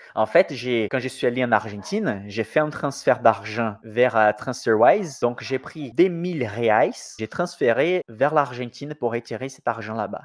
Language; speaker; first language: French; non-native, fluent; Portuguese